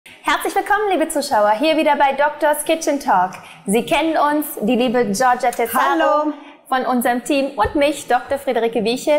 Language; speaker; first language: German; native; German